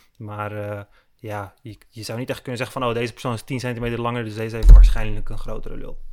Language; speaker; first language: Dutch; early bilingual, other home language; Turkish